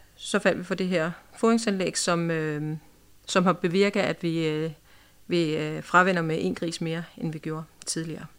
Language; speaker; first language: Danish; native; Danish